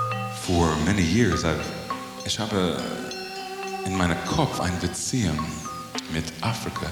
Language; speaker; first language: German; non-native, learner; English